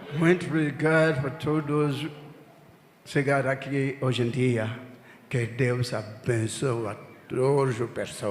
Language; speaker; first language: Portuguese; non-native, learner; Lingala